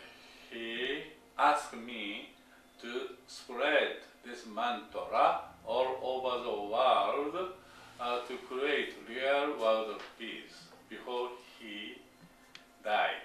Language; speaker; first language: English; non-native, learner; Japanese